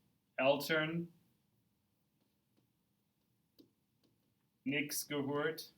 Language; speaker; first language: German; non-native, fluent; English